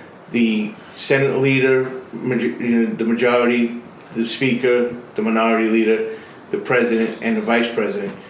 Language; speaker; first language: English; native; English